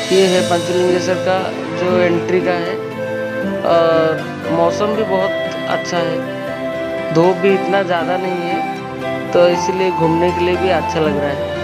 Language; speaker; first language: Hindi; non-native, local second language; Odia